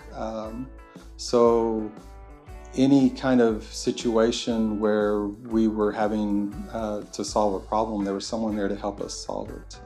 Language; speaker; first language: English; native; English